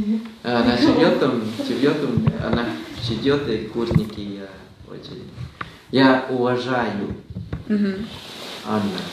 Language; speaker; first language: Russian; non-native, fluent; Thai